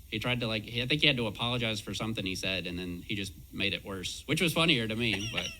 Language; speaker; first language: English; native; English